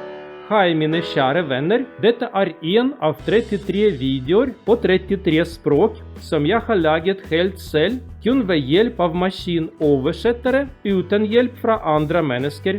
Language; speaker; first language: Norwegian; non-native, learner; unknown